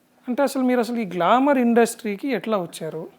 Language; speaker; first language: Telugu; native; Telugu